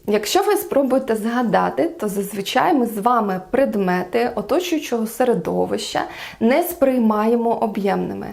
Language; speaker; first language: Ukrainian; non-native, local second language; Russian